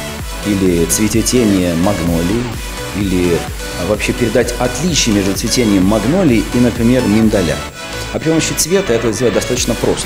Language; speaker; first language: Russian; native; Russian